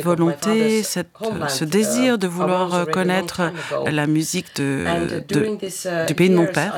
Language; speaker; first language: French; non-native, fluent; Ukrainian